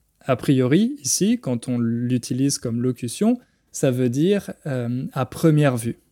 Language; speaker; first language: French; native; French